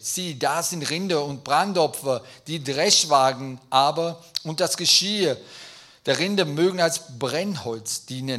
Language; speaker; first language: German; native; German